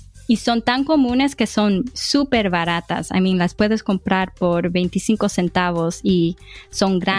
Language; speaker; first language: Spanish; early bilingual, heritage; Spanish